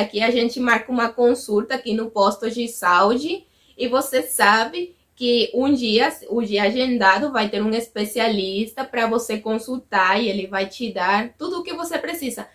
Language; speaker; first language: Portuguese; non-native, fluent; Spanish